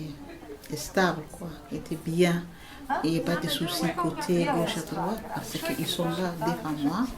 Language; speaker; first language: French; non-native, learner; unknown